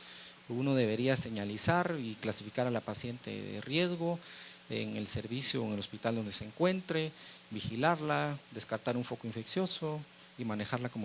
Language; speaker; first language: Spanish; native; Spanish